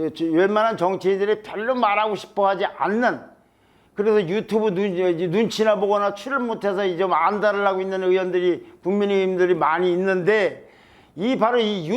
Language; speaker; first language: Korean; native; Korean